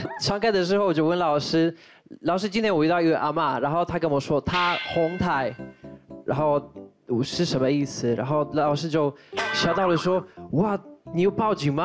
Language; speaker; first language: Chinese; non-native, fluent; Polish